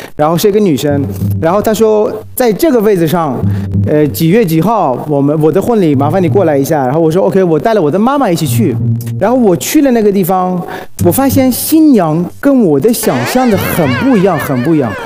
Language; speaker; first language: Chinese; non-native, fluent; Persian